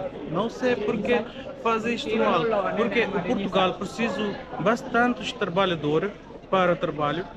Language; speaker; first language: Portuguese; non-native, learner; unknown